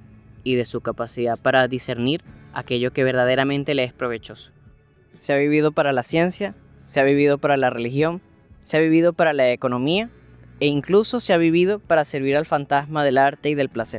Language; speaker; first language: Spanish; native; Spanish